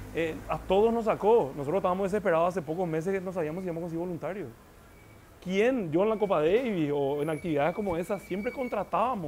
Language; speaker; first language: Spanish; native; Spanish